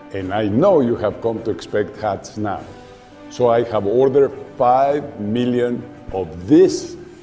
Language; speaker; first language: English; non-native, fluent; Spanish